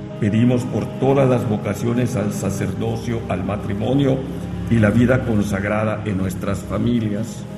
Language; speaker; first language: Spanish; native; Spanish